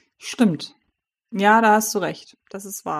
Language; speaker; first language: German; native; German